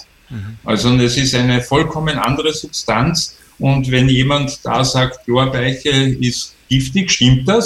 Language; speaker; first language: German; native; German